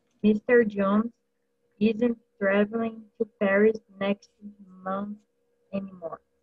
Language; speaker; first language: English; non-native, learner; Portuguese